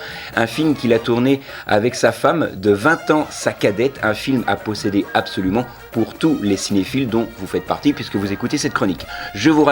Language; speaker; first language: French; native; French